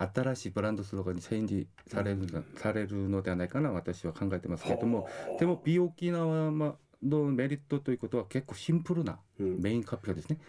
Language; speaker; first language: Japanese; non-native, fluent; Korean